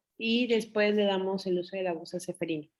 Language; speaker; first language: Spanish; native; Spanish